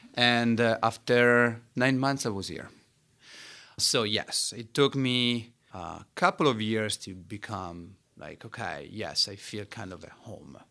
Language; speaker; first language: English; non-native, fluent; Italian